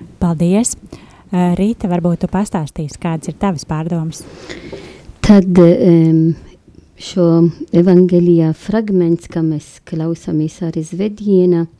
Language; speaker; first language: Latvian; non-native, fluent; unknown